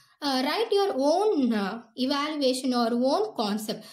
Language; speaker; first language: English; non-native, local second language; Tamil